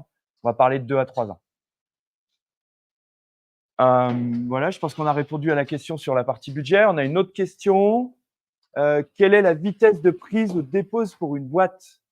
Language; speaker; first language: French; native; French